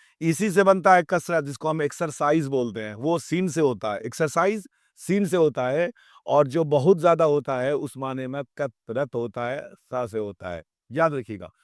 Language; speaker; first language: Urdu; native; Urdu